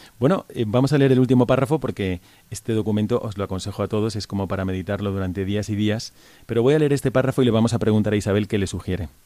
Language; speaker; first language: Spanish; native; Spanish